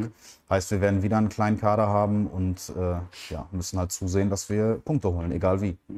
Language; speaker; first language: German; native; German